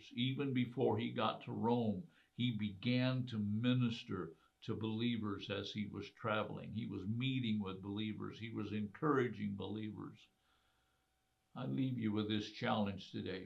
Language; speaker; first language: English; native; English